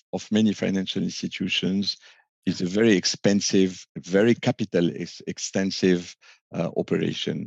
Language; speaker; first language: English; non-native, fluent; French